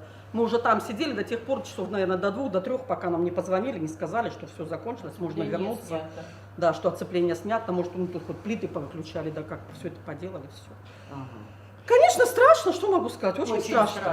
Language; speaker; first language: Russian; native; Russian